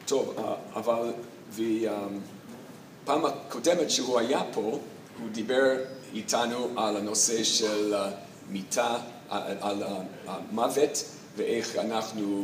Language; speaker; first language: Hebrew; non-native, fluent; English